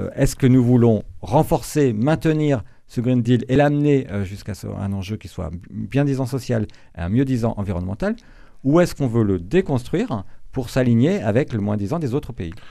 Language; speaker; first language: French; native; French